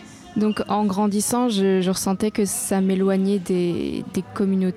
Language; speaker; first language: French; non-native, fluent; Greek